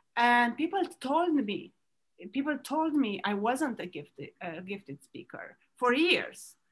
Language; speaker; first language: English; non-native, fluent; Romanian